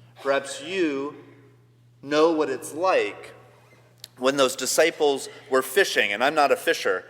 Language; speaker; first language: English; native; English